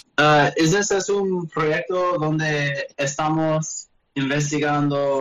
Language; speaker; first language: Spanish; non-native, learner; English